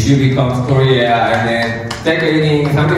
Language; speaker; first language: English; non-native, learner; Korean